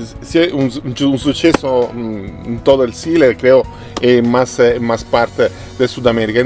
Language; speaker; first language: Spanish; non-native, learner; Italian